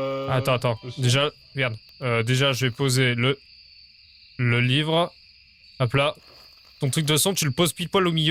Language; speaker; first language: French; native; French